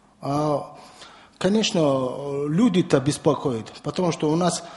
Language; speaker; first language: Russian; non-native, learner; Mongolian